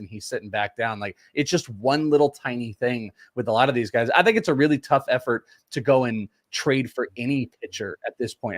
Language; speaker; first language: English; native; English